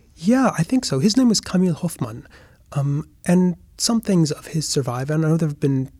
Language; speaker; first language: English; native; English